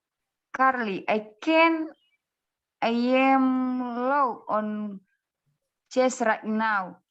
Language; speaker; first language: English; non-native, learner; Indonesian